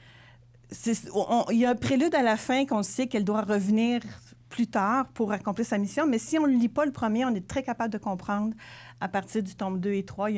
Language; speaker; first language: French; native; French